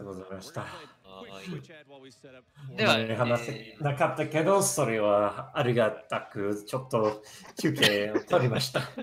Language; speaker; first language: Japanese; non-native, learner; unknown